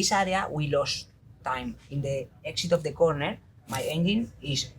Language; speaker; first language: English; non-native, learner; Spanish